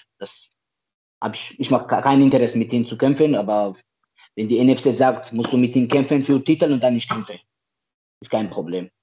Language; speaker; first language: German; non-native, learner; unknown